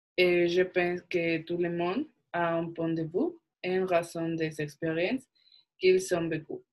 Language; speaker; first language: French; non-native, learner; Korean